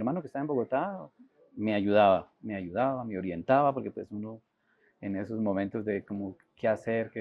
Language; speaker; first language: Spanish; native; Spanish